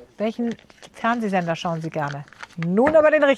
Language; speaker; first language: German; native; German